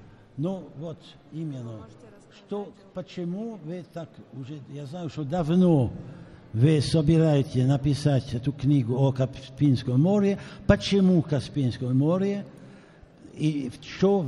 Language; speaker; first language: Russian; non-native, fluent; French